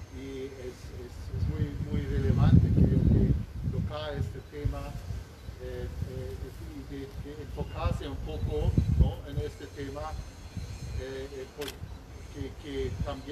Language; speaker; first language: Spanish; non-native, learner; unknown